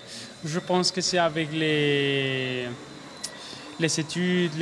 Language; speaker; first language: French; non-native, learner; Spanish